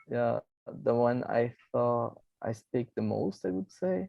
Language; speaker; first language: English; non-native, fluent; Portuguese